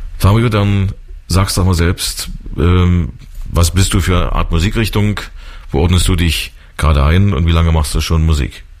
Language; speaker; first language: German; native; German